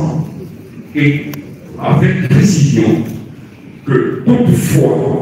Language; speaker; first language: French; non-native, local second language; Lingala